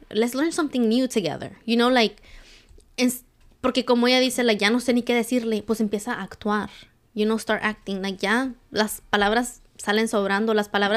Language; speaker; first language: Spanish; early bilingual, heritage; Spanish